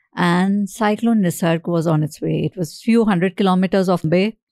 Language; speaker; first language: English; non-native, local second language; Hindi